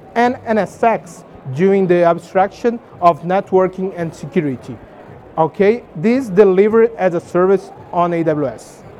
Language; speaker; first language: English; non-native, fluent; Portuguese